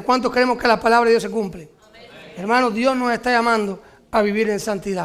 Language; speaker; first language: Spanish; native; Spanish